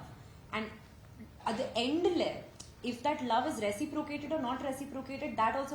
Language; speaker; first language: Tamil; non-native, learner; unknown